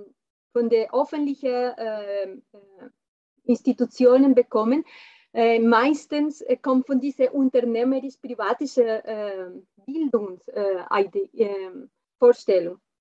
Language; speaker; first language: German; non-native, fluent; Spanish